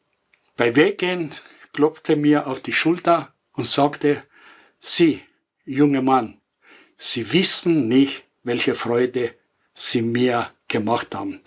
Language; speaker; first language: German; non-native, fluent; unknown